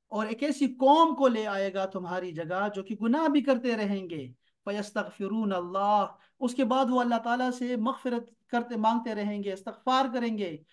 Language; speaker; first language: Urdu; native; Urdu